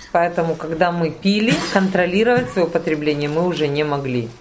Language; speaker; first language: Russian; native; Russian